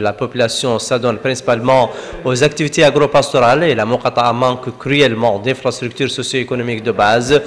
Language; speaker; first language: French; non-native, local second language; Arabic